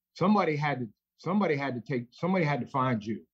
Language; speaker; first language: English; native; English